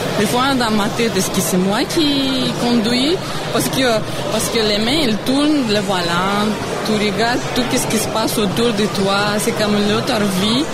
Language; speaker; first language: French; non-native, learner; Russian